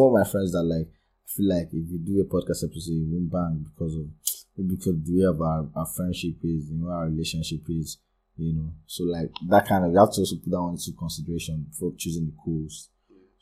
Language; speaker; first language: English; non-native, local second language; Yoruba